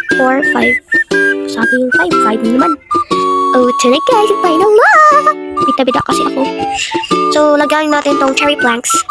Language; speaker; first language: Filipino; non-native, local second language; Cebuano